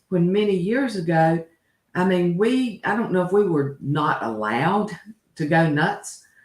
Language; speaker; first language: English; native; English